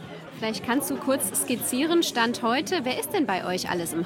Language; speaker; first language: German; native; German